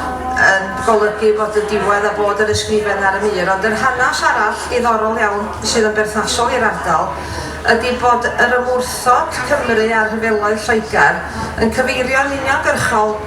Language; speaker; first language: Welsh; native; Welsh